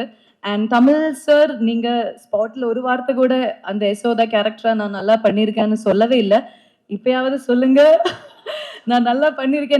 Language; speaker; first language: Tamil; non-native, fluent; Malayalam